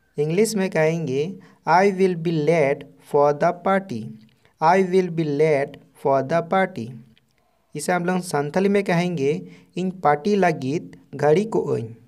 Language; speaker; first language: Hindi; non-native, local second language; Santali